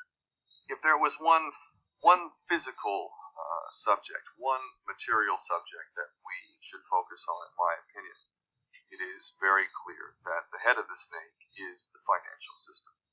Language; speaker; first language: English; native; English